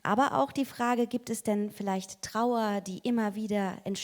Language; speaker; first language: German; native; German